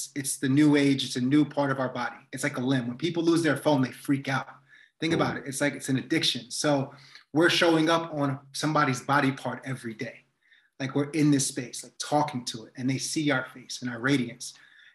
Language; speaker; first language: English; native; English